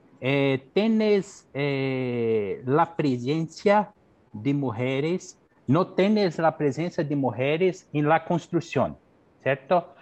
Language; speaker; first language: Portuguese; non-native, fluent; Spanish